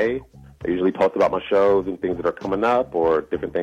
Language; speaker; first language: English; native; English